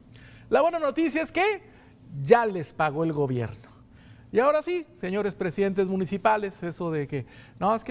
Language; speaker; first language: Spanish; native; Spanish